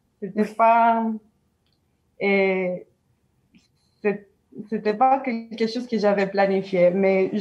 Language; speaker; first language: French; non-native, learner; Spanish